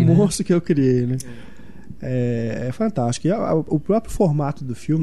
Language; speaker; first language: Portuguese; native; Portuguese